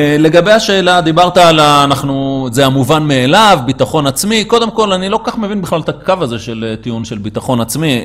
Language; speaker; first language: Hebrew; native; Hebrew